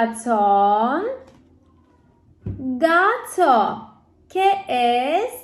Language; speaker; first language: Spanish; non-native, learner; Turkish